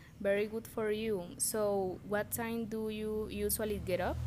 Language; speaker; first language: English; non-native, learner; Spanish